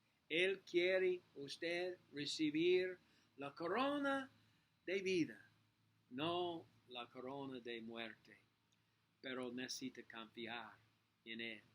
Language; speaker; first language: Spanish; non-native, learner; English